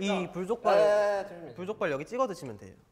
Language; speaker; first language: Korean; native; Korean